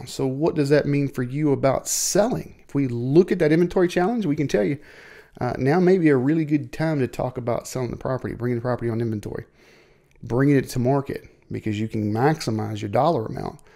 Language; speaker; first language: English; native; English